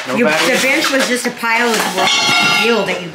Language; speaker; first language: English; native; English